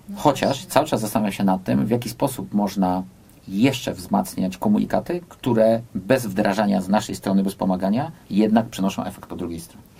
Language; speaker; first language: Polish; native; Polish